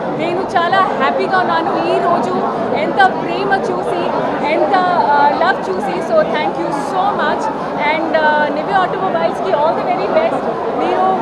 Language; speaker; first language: Telugu; non-native, learner; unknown